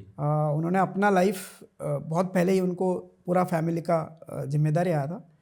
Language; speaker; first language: Hindi; non-native, local second language; Kannada